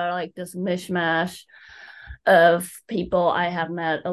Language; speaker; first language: English; non-native, fluent; Chinese